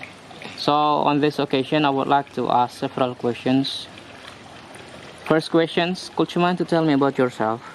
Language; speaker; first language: English; non-native, fluent; Indonesian